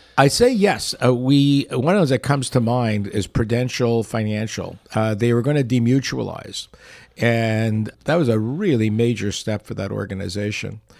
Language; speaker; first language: English; early bilingual, other home language; Yiddish